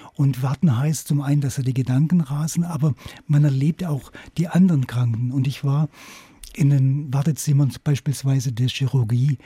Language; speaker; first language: German; native; German